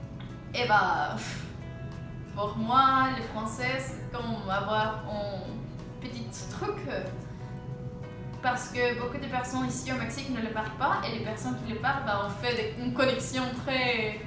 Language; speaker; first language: French; non-native, fluent; Spanish